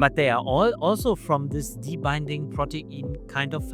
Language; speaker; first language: English; non-native, fluent; German